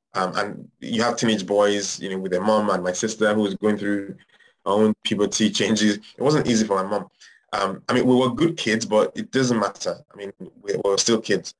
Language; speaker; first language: English; non-native, local second language; Yoruba